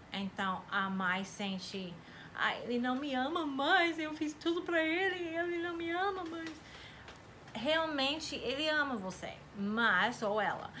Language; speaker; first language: Portuguese; non-native, fluent; English